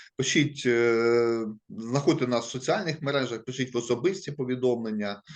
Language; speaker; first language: Ukrainian; non-native, local second language; Russian